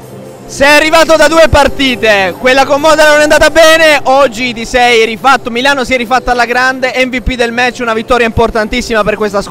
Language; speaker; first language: Italian; native; Italian